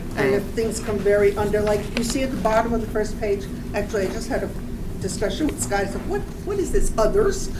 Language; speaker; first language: English; native; English